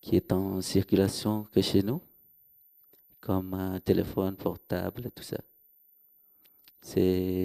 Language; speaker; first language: French; non-native, local second language; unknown